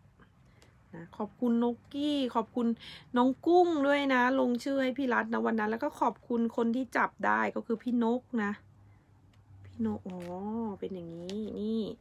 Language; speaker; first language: Thai; native; Thai